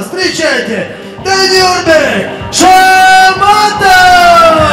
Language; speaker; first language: Russian; native; Russian